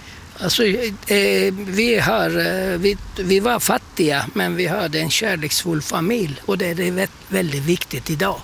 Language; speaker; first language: Swedish; non-native, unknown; Turkish